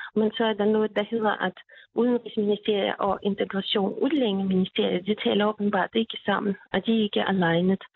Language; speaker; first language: Danish; non-native, fluent; Russian